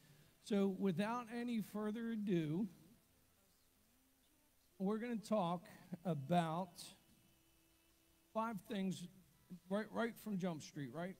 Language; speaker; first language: English; native; English